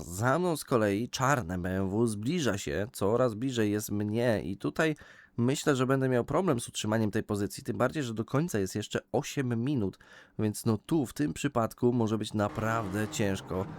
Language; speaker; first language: Polish; native; Polish